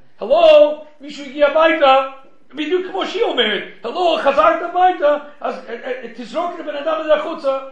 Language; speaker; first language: Hebrew; non-native, fluent; English